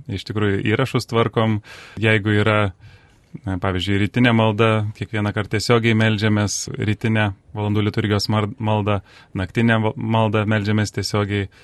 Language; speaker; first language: Lithuanian; native; Lithuanian